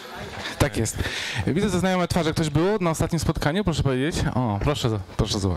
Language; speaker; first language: Polish; native; Polish